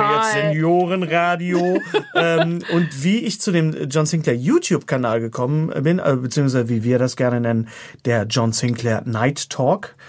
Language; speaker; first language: German; native; German